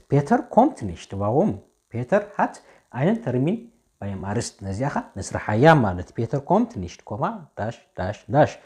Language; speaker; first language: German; non-native, fluent; Tigrinya